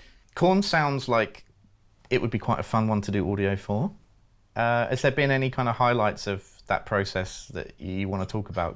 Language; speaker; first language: English; native; English